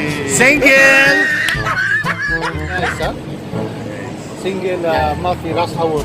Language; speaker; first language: English; non-native, learner; Filipino